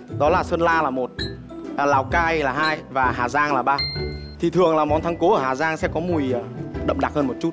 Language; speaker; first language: Vietnamese; non-native, local second language; Muong